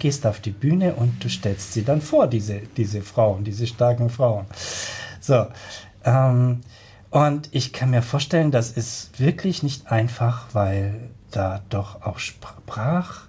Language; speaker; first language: German; native; German